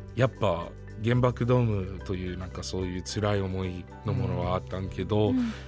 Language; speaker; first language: Japanese; non-native, fluent; English